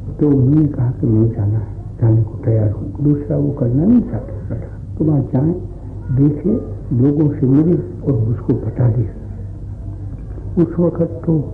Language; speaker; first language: Hindi; non-native, local second language; Gujarati